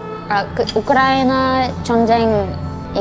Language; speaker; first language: Korean; non-native, learner; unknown